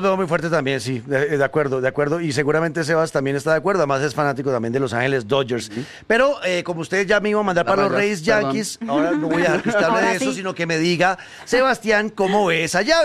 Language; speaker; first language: Spanish; native; Spanish